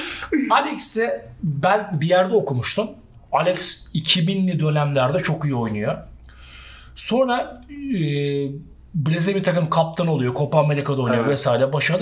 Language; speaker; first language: Turkish; native; Turkish